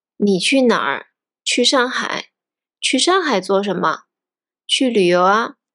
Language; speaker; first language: Chinese; native; Chinese